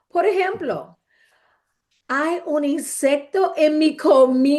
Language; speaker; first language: Spanish; non-native, fluent; English